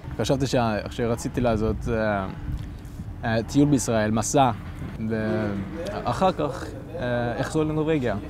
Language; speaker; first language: Hebrew; non-native, learner; Norwegian